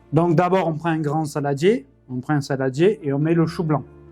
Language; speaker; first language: French; native; French